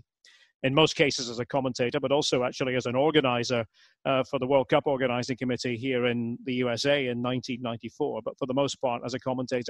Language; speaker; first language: English; native; English